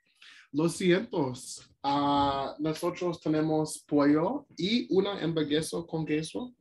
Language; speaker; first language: Spanish; non-native, learner; English